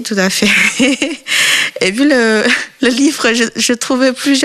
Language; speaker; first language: French; non-native, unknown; Chinese